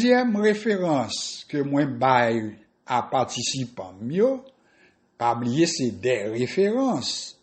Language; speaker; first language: French; non-native, local second language; Haitian Creole